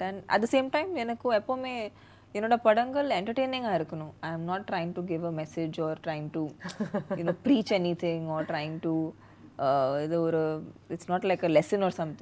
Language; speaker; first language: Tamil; non-native, fluent; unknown